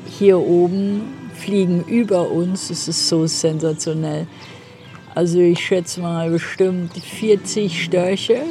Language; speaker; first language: German; native; German